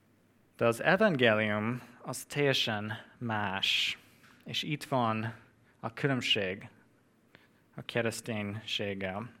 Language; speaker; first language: Hungarian; non-native, fluent; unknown